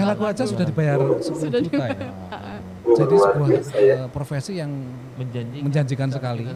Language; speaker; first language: Indonesian; native; Indonesian